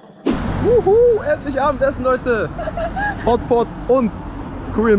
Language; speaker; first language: German; native; German